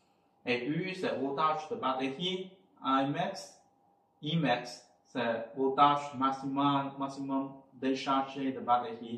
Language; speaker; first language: French; non-native, fluent; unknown